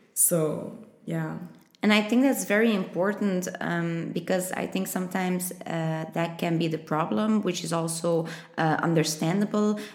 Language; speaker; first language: English; non-native, fluent; Italian